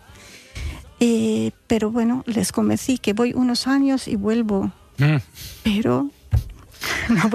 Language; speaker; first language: Spanish; non-native, fluent; Arabic